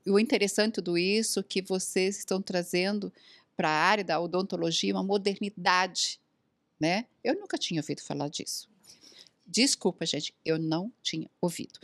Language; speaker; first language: Portuguese; native; Portuguese